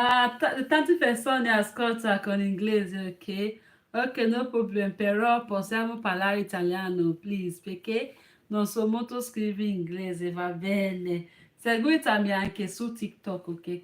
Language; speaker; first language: Italian; non-native, learner; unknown